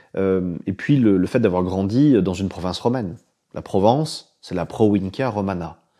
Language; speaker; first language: French; native; French